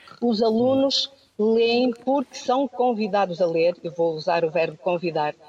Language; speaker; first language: Portuguese; native; Portuguese